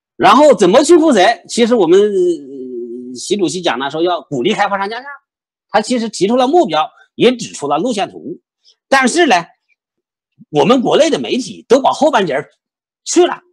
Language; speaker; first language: Chinese; native; Chinese